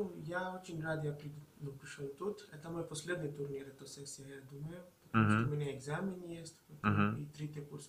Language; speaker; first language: Russian; non-native, learner; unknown